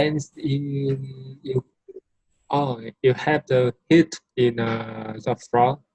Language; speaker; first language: English; non-native, learner; Vietnamese